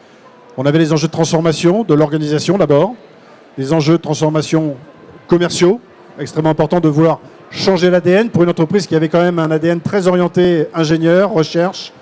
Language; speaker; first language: French; native; French